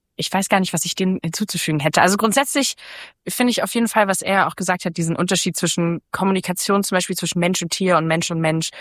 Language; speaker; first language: German; native; German